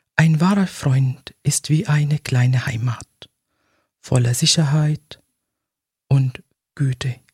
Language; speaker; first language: German; non-native, fluent; Arabic